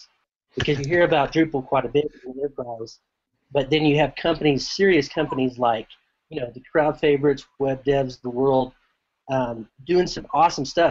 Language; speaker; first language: English; native; English